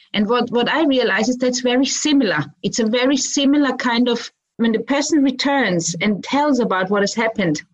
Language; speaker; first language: English; early bilingual, other home language; Croatian